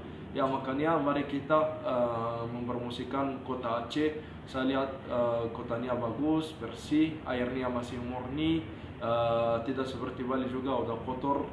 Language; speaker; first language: Indonesian; non-native, fluent; Arabic